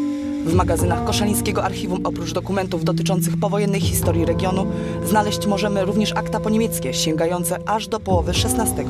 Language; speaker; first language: Polish; native; Polish